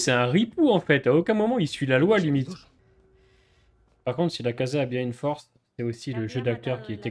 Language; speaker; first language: French; native; French